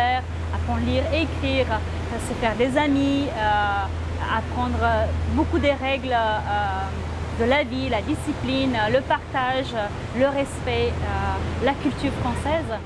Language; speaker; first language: French; non-native, fluent; Romanian